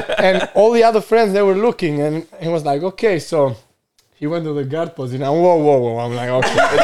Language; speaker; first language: English; non-native, fluent; Albanian